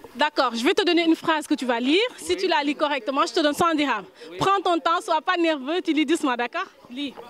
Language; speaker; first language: French; non-native, local second language; Wolof